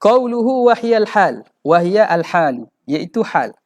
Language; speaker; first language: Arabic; non-native, learner; Malay